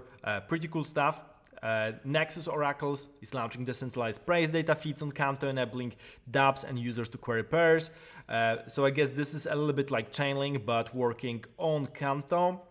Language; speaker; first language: English; non-native, fluent; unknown